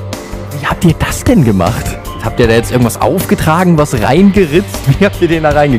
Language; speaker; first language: German; native; German